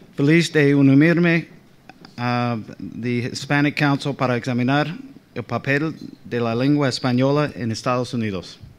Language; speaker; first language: Spanish; non-native, fluent; English